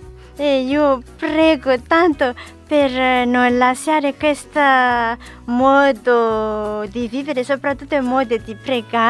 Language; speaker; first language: Italian; non-native, learner; Malagasy